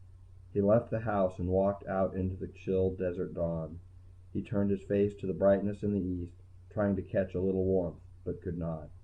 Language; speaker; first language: English; native; English